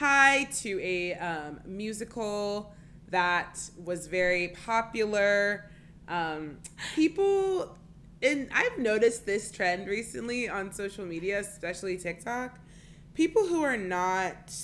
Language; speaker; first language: English; native; English